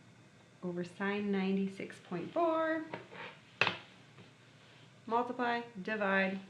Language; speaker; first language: English; native; English